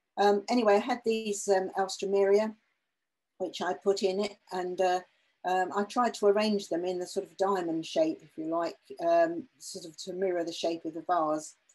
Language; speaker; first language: English; native; English